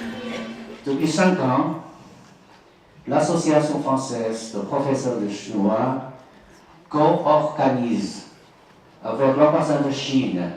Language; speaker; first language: French; non-native, fluent; Chinese